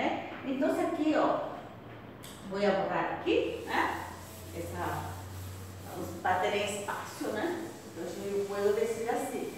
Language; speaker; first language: Spanish; non-native, fluent; Portuguese